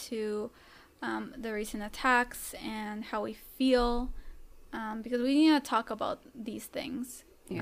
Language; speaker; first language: English; native; English